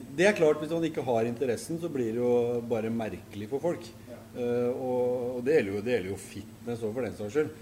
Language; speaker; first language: Norwegian; native; Norwegian